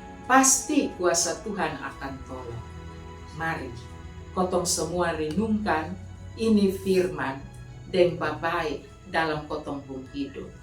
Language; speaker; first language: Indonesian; non-native, local second language; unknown